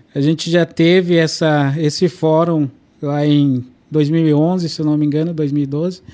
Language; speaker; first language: Portuguese; non-native, local second language; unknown